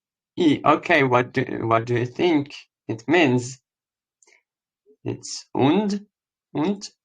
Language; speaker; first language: English; non-native, learner; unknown